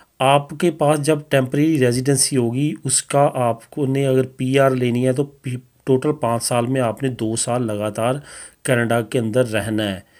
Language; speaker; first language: Hindi; non-native, local second language; Punjabi